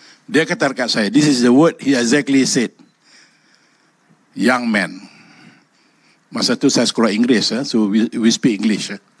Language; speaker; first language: English; non-native, local second language; Malay